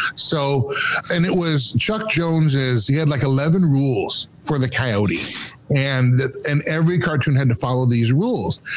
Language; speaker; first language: English; native; English